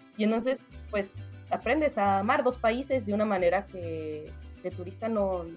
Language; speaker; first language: Spanish; native; Spanish